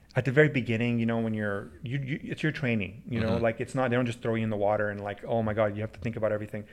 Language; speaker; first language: English; early bilingual, other home language; Persian